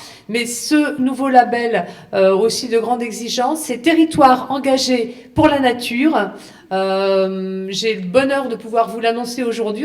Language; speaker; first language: French; native; French